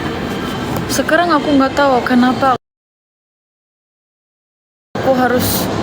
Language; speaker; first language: Indonesian; non-native, learner; Turkish